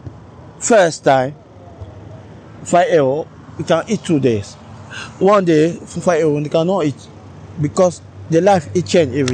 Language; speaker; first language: English; non-native, learner; French